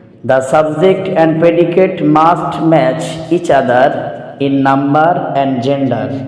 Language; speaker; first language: English; non-native, local second language; Bangla